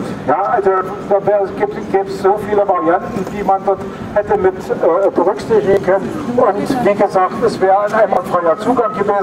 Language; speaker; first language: German; native; German